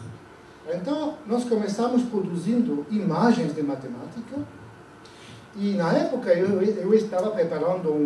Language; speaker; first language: Portuguese; non-native, fluent; French